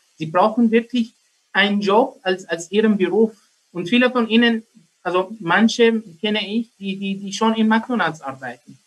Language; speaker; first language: German; non-native, learner; Arabic